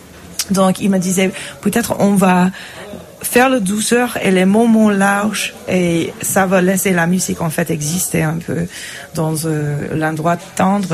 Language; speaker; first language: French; non-native, fluent; English